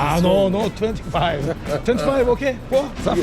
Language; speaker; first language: English; non-native, learner; Korean